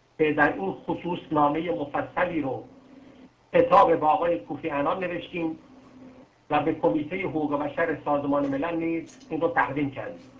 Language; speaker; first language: Persian; non-native, local second language; Arabic